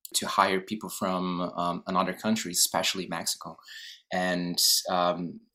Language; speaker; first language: English; non-native, fluent; Portuguese